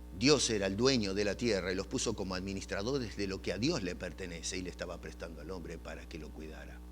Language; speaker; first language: Spanish; native; Spanish